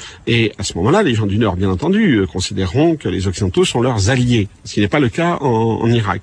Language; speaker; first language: French; native; French